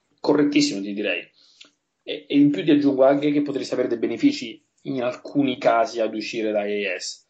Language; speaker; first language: Italian; native; Italian